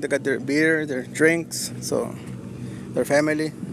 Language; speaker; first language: English; early bilingual, other home language; Spanish